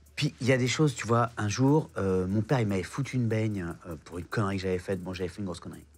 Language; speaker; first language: French; native; French